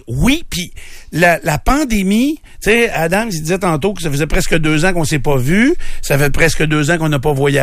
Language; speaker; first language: French; native; French